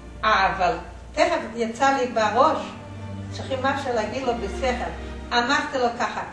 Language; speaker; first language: Hebrew; non-native, fluent; Yiddish